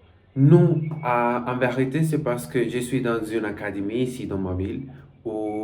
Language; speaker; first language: French; non-native, learner; Spanish